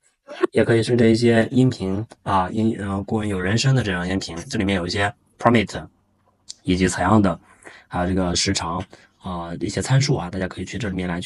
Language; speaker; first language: Chinese; native; Chinese